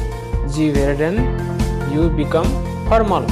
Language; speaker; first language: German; non-native, learner; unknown